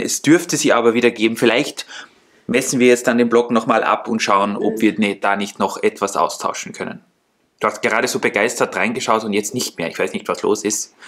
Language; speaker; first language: German; native; German